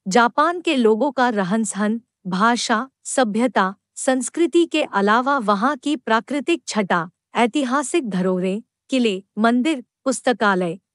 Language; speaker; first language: Hindi; non-native, local second language; Kannada